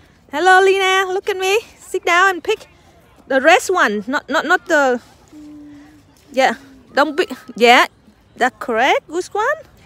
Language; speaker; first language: English; non-native, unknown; Vietnamese